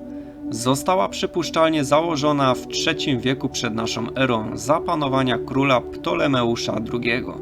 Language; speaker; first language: Polish; native; Polish